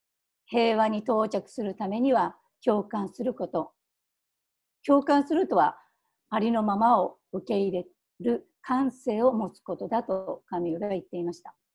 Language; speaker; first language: Japanese; native; Japanese